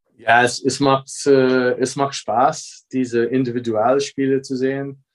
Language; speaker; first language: German; non-native, fluent; English